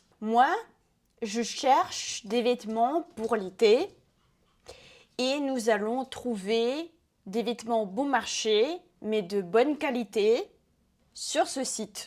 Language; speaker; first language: French; non-native, fluent; Russian